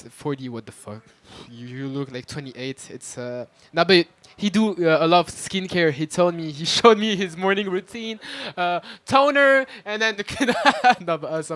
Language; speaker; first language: English; non-native, fluent; French